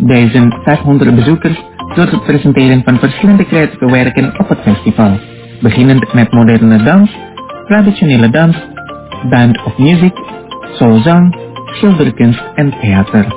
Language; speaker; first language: Dutch; non-native, fluent; Indonesian